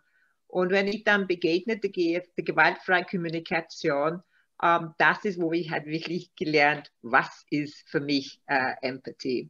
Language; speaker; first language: German; non-native, learner; Maltese